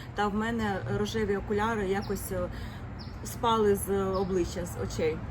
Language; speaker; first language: Ukrainian; native; Ukrainian